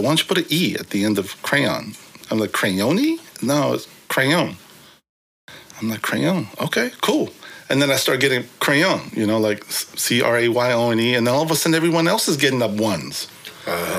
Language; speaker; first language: English; early bilingual, other home language; Korean